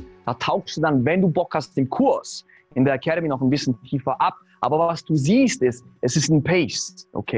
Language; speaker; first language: German; native; German